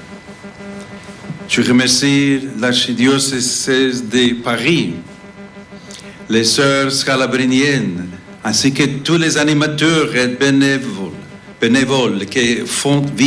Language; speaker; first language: French; non-native, fluent; English